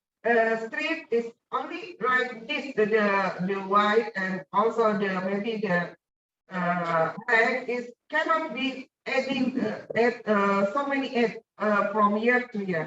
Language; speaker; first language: English; non-native, learner; Indonesian